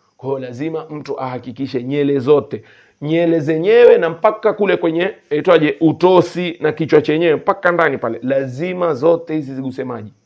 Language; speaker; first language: Swahili; native; Swahili